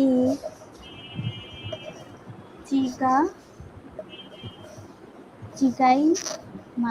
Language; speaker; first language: Japanese; non-native, learner; Bangla